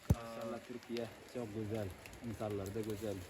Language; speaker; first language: Turkish; non-native, learner; Persian